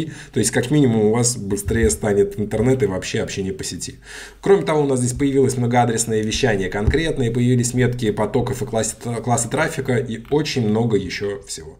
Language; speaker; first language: Russian; native; Russian